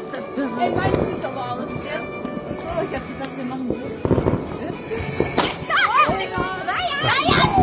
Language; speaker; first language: German; early bilingual, other home language; Filipino